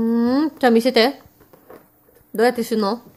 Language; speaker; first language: Japanese; non-native, fluent; English